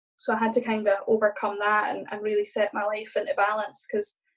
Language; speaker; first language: English; native; English